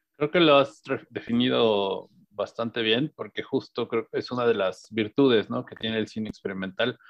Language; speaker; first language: Spanish; native; Spanish